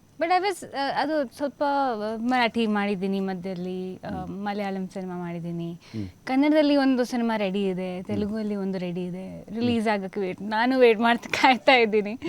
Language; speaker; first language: Kannada; non-native, fluent; Hindi